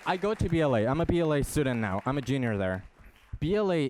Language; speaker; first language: English; early bilingual, other home language; Spanish